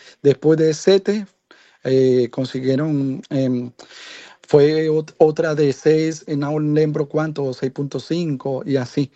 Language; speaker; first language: Portuguese; non-native, learner; Spanish